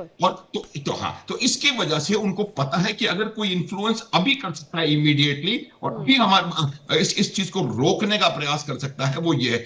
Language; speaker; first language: Hindi; native; Hindi